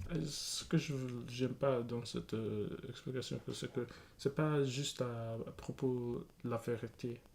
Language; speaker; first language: French; non-native, learner; English